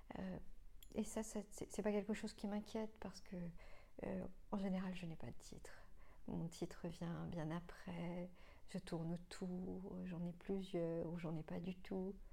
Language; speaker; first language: French; non-native, local second language; Morisyen